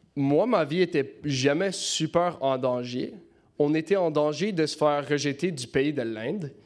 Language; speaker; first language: French; non-native, local second language; English